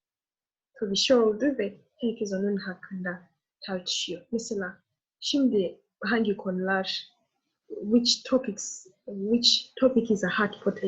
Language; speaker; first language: Turkish; non-native, learner; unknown